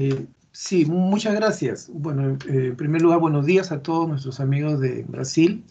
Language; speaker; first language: Spanish; native; Spanish